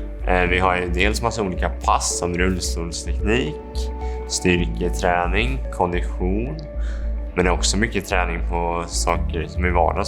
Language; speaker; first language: Swedish; native; Swedish